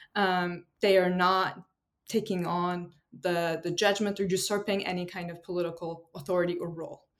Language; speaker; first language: English; non-native, fluent; Turkish